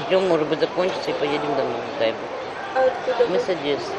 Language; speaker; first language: Russian; native; Russian